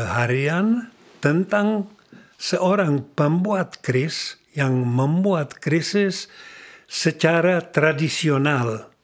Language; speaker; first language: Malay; non-native, learner; Czech